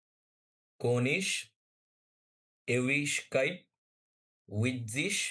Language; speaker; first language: German; non-native, learner; Bangla